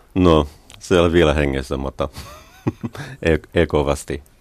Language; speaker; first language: Finnish; non-native, learner; English